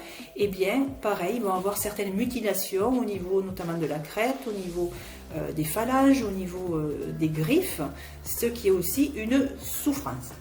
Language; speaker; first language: French; native; French